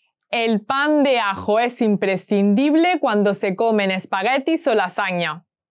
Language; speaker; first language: Spanish; native; Spanish